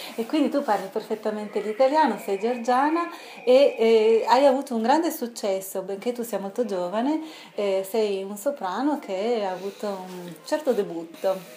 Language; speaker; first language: Italian; native; Italian